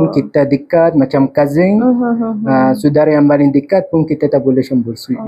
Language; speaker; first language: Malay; non-native, fluent; Arabic